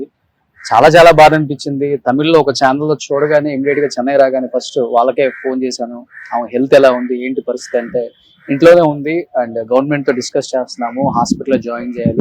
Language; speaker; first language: Telugu; native; Telugu